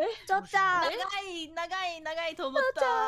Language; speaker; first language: Japanese; non-native, learner; English